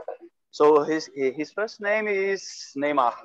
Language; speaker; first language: English; non-native, learner; Portuguese